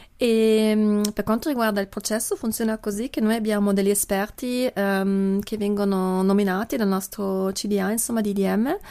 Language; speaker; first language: Italian; non-native, local second language; German